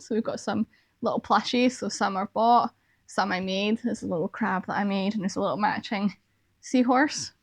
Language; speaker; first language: English; native; English